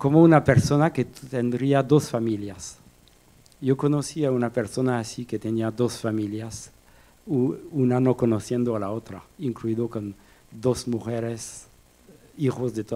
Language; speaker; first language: Spanish; non-native, fluent; French